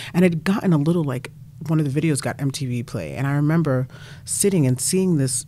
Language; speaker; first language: English; native; English